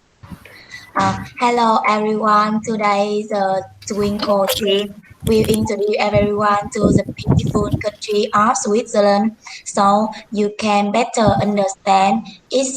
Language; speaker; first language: English; non-native, learner; Vietnamese